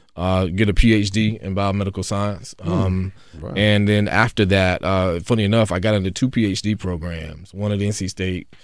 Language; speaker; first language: English; native; English